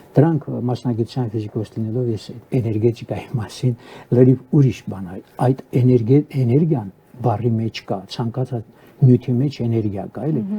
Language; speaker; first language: Armenian; native; Armenian